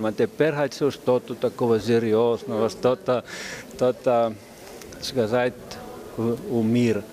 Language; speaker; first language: Russian; non-native, fluent; Estonian